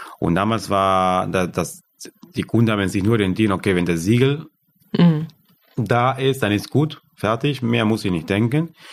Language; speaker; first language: German; non-native, fluent; Spanish